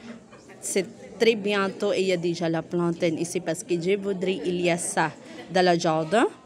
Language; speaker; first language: French; non-native, learner; Filipino